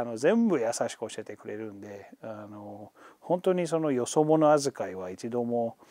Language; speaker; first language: Japanese; non-native, fluent; English